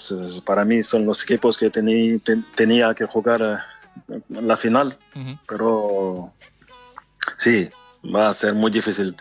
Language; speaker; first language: Spanish; non-native, fluent; French